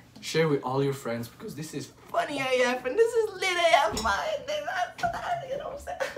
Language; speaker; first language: English; non-native, fluent; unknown